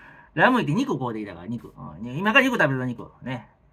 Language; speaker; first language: Japanese; native; Japanese